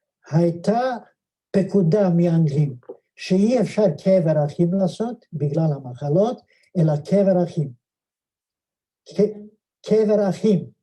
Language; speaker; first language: Hebrew; non-native, fluent; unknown